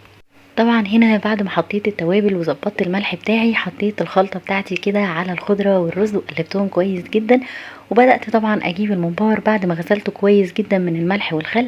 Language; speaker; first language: Arabic; native; Arabic